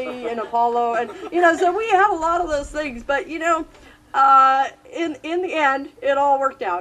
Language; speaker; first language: English; native; English